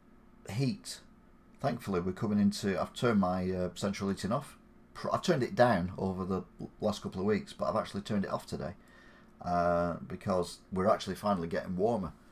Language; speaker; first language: English; native; English